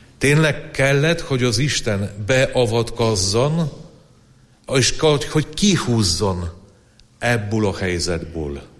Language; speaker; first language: Hungarian; non-native, fluent; Polish